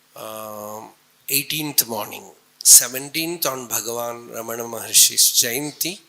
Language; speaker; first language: English; non-native, local second language; Tamil